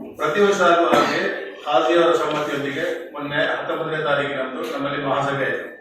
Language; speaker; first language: Kannada; non-native, local second language; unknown